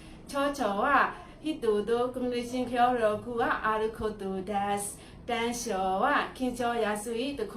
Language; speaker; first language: Japanese; non-native, learner; Burmese